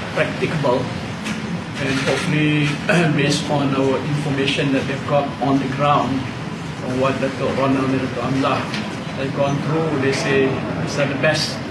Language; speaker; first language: English; non-native, local second language; Malay